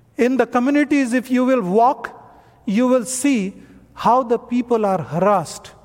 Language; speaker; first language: English; non-native, local second language; Hindi